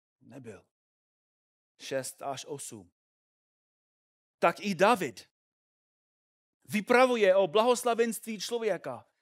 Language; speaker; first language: Czech; non-native, fluent; English